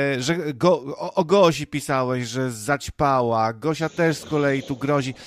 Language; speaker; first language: Polish; native; Polish